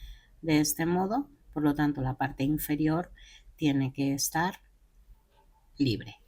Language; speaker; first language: Spanish; native; Spanish